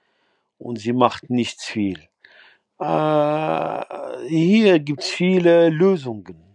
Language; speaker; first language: German; non-native, fluent; Arabic